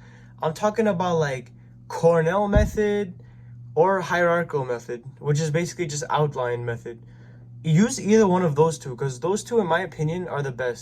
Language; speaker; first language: English; native; English